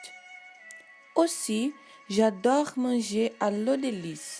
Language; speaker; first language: French; non-native, learner; Portuguese